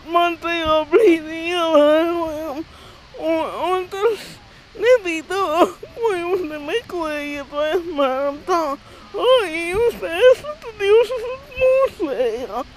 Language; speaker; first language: Latvian; non-native, local second language; Russian